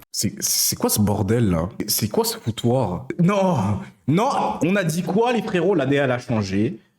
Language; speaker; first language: French; native; French